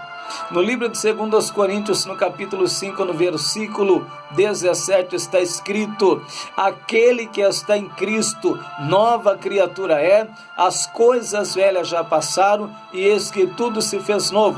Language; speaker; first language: Portuguese; native; Portuguese